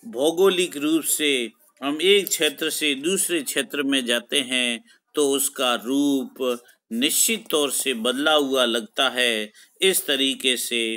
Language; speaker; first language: Hindi; native; Hindi